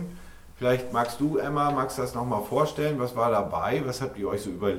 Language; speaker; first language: German; native; German